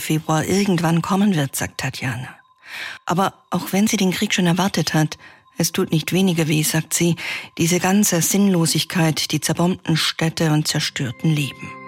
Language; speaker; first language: German; native; German